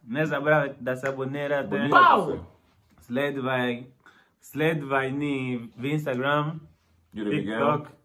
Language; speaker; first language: Bulgarian; non-native, learner; Portuguese